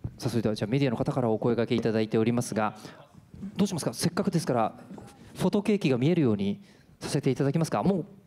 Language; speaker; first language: Japanese; native; Japanese